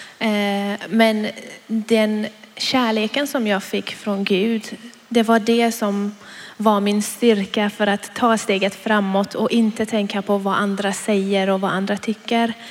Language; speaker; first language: Swedish; non-native, fluent; Persian